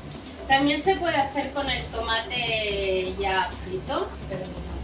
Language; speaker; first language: Spanish; native; Spanish